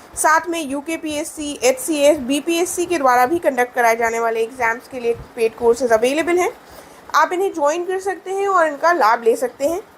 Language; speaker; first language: Hindi; native; Hindi